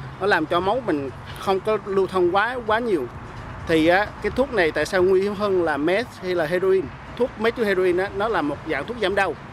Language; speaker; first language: Vietnamese; early bilingual, other home language; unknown